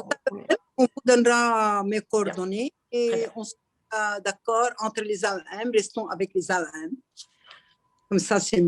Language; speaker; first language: French; non-native, local second language; Arabic